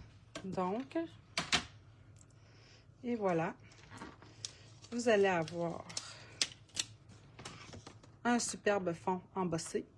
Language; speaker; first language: French; native; French